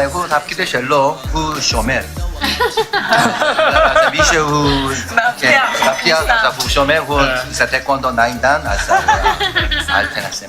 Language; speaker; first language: Hebrew; non-native, learner; Korean